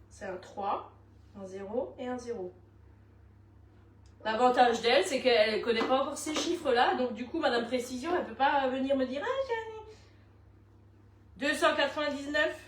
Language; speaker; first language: French; native; French